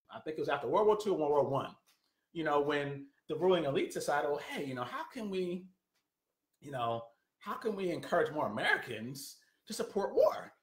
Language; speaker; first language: English; native; English